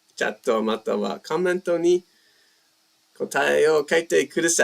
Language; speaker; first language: Japanese; non-native, learner; English